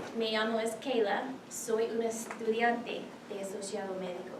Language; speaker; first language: Spanish; non-native, learner; English